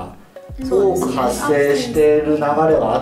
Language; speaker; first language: Japanese; native; Japanese